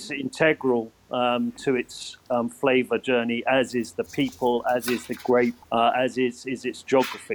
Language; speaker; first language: English; native; English